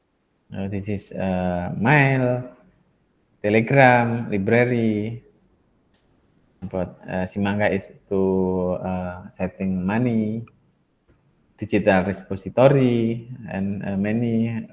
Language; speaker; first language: English; non-native, learner; Indonesian